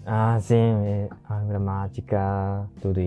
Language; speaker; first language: Portuguese; non-native, learner; Japanese